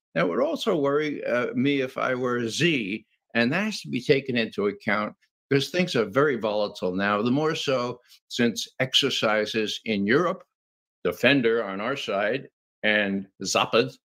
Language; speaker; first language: English; native; English